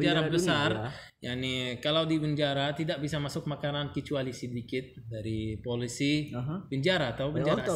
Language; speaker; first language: Indonesian; non-native, learner; Arabic